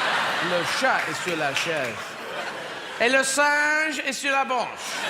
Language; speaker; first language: French; non-native, fluent; English